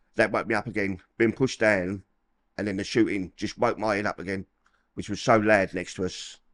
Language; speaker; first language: English; native; English